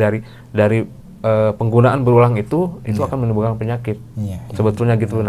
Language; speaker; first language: Indonesian; non-native, local second language; Sundanese